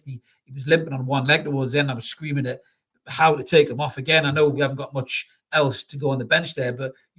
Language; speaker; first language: English; native; English